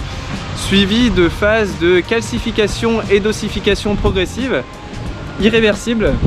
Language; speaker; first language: French; native; French